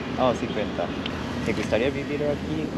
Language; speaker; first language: Spanish; non-native, learner; Japanese